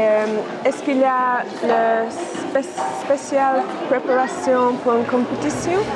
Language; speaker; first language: French; non-native, learner; English